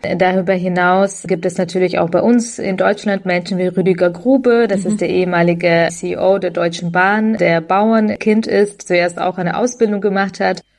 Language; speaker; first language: German; early bilingual, other home language; Russian